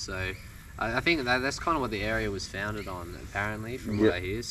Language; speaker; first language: English; native; English